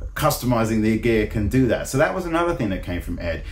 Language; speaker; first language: English; native; English